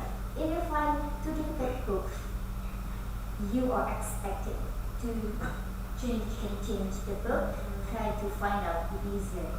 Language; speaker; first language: English; non-native, fluent; Indonesian